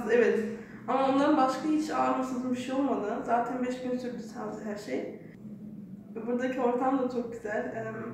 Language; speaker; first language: Turkish; early bilingual, heritage; Turkish